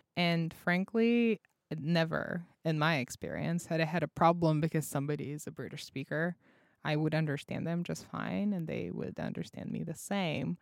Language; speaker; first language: English; non-native, fluent; Russian